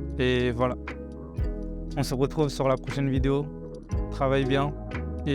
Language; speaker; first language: French; native; French